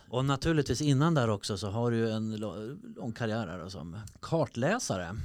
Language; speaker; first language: Swedish; native; Swedish